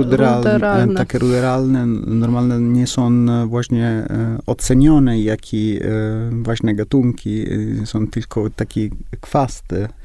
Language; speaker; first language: Polish; non-native, learner; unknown